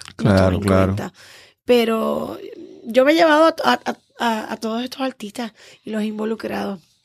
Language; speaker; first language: Spanish; native; Spanish